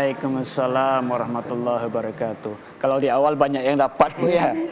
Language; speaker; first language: Indonesian; native; Indonesian